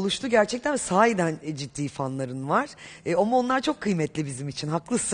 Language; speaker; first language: Turkish; native; Turkish